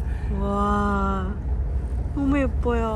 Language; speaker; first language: Korean; non-native, learner; Malayalam